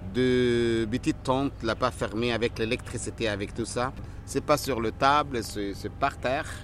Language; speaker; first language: French; non-native, fluent; Arabic